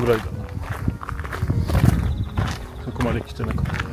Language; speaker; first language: Japanese; non-native, learner; French